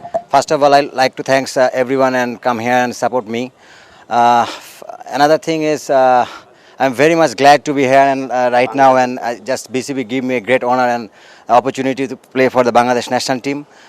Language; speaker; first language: English; non-native, local second language; Bangla